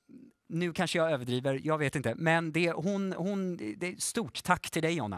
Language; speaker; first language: Swedish; native; Swedish